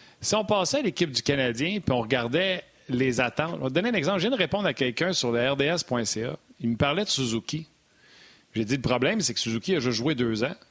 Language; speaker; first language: French; native; French